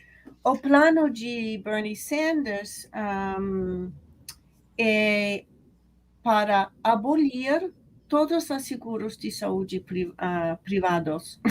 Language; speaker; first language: Portuguese; non-native, learner; English